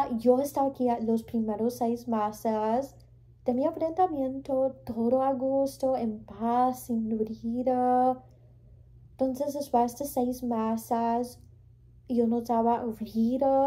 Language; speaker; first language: Spanish; early bilingual, heritage; English